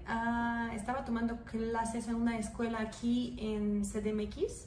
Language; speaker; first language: Spanish; non-native, fluent; Russian